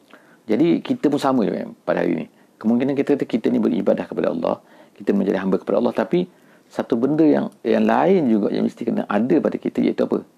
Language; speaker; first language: Malay; native; Malay